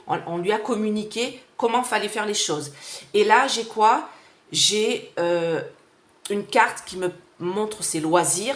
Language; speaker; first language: French; native; French